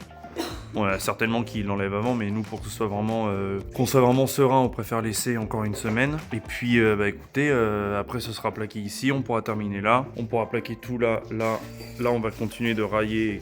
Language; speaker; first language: French; native; French